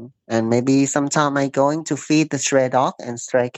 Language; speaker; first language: English; non-native, learner; Thai